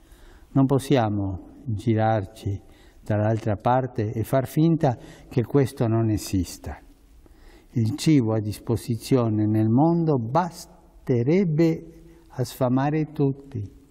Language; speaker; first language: Italian; non-native, fluent; Spanish